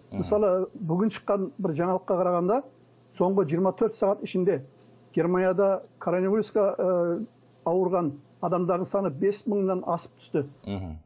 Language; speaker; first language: Kazakh; early bilingual, heritage; Kazakh